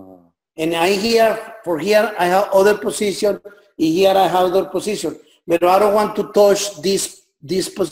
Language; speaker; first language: English; non-native, learner; Spanish